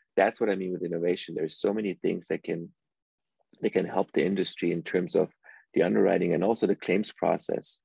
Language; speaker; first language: English; early bilingual, other home language; Persian